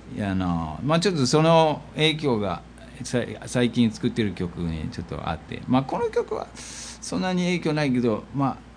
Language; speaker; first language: Japanese; non-native, fluent; English